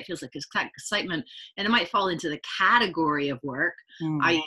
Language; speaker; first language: English; native; English